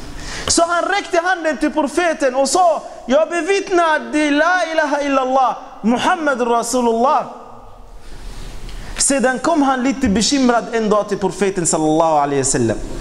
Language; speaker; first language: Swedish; non-native, fluent; Arabic